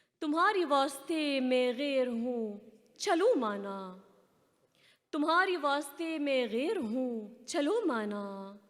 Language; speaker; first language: Urdu; non-native, fluent; Arabic